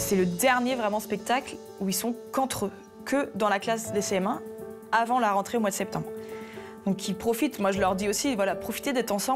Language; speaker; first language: French; native; French